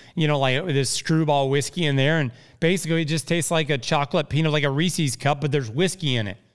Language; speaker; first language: English; native; English